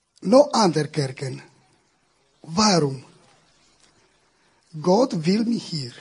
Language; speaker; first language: Dutch; non-native, learner; Romanian